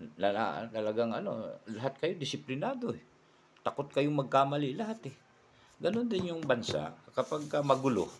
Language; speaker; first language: Filipino; non-native, local second language; Cebuano